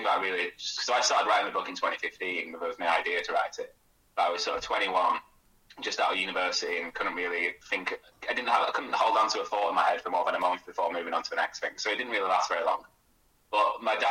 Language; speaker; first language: English; native; English